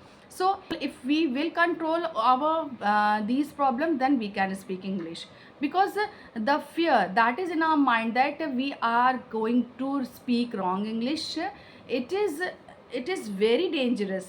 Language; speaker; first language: English; non-native, local second language; Hindi